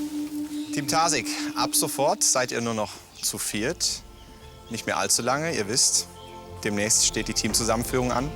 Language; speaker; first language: German; native; German